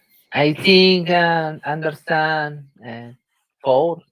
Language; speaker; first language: English; non-native, learner; Spanish